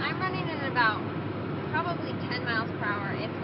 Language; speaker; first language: English; native; English